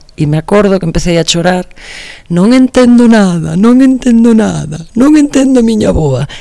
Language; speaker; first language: Galician; non-native, local second language; Spanish